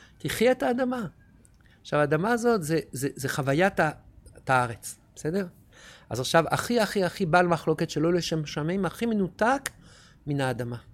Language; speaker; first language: Hebrew; non-native, fluent; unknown